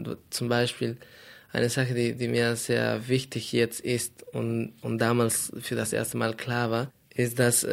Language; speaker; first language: German; non-native, fluent; Spanish